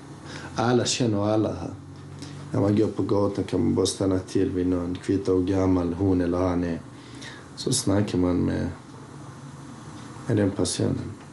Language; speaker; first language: Swedish; early bilingual, other home language; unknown